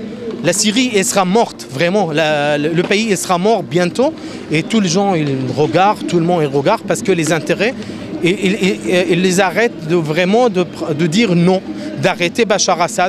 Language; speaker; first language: French; non-native, fluent; Arabic